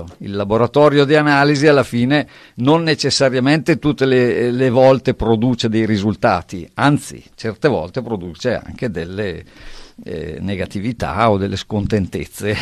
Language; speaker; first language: Italian; native; Italian